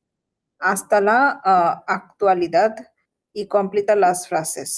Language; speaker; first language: Spanish; non-native, learner; Bangla